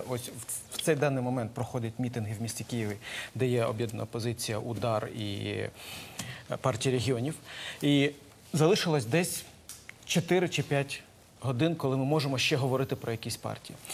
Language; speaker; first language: Ukrainian; native; Ukrainian